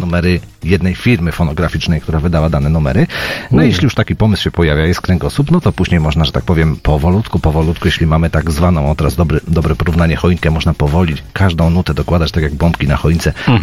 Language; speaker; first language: Polish; native; Polish